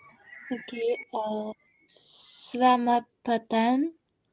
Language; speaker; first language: Indonesian; non-native, learner; Japanese